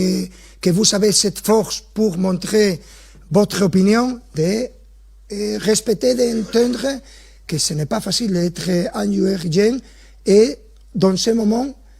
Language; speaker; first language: French; non-native, fluent; Spanish